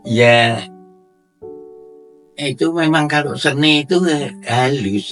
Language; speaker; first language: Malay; non-native, local second language; Javanese